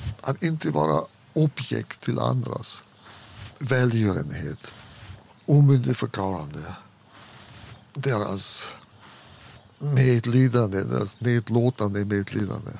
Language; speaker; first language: Swedish; non-native, fluent; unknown